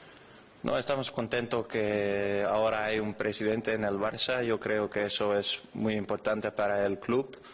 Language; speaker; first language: Spanish; non-native, fluent; Dutch